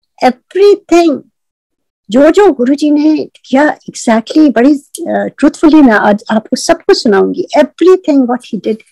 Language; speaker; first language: Hindi; native; Hindi